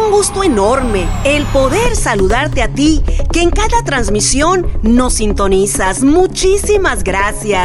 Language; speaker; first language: Spanish; native; Spanish